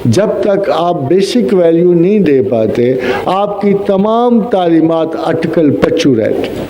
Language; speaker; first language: Urdu; non-native, local second language; Punjabi